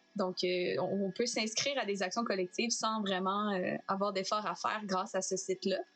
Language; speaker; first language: French; native; French